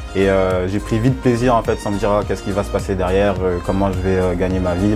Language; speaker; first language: French; native; French